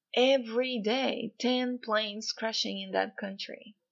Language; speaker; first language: English; non-native, fluent; Portuguese